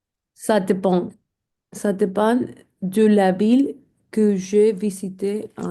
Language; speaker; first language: French; non-native, learner; English